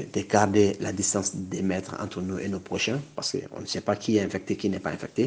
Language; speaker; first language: French; non-native, local second language; Bambara